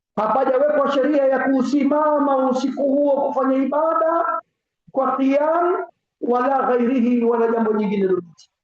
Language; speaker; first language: Swahili; native; Swahili